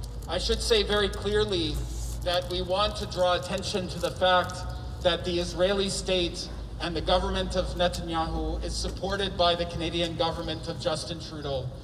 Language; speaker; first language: English; native; English